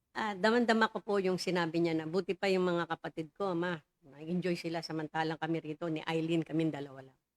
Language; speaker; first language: Filipino; native; Filipino